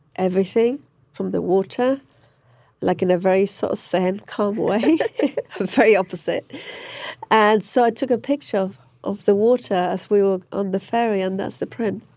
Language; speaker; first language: English; native; English